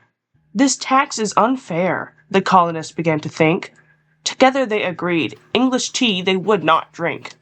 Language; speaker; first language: English; native; English